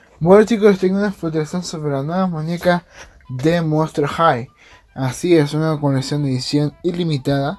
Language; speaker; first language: Spanish; native; Spanish